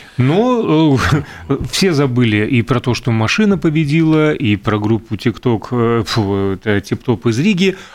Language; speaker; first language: Russian; native; Russian